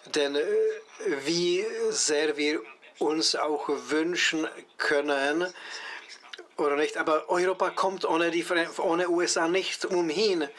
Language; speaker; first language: German; non-native, fluent; Czech